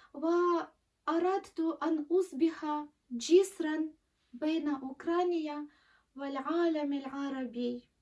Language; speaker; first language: Arabic; non-native, fluent; Ukrainian